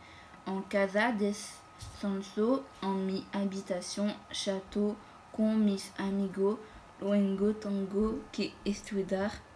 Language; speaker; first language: Spanish; non-native, learner; French